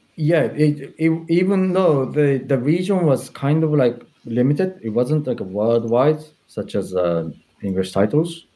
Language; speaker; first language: English; non-native, fluent; Japanese